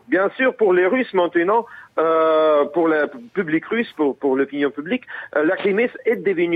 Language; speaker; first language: French; non-native, fluent; Russian